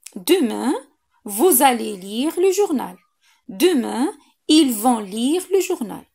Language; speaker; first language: French; non-native, local second language; Arabic